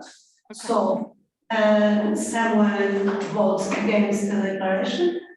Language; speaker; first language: English; non-native, fluent; Portuguese